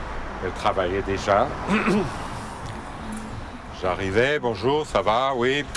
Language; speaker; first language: French; non-native, fluent; Portuguese